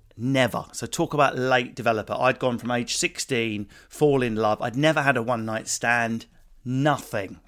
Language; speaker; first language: English; native; English